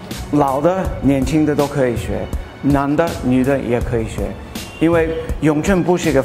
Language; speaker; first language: Chinese; non-native, fluent; English